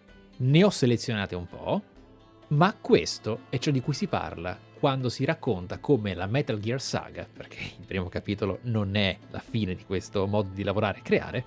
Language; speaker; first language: Italian; native; Italian